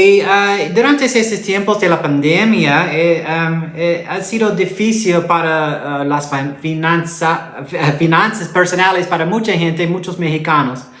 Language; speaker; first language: Spanish; non-native, fluent; English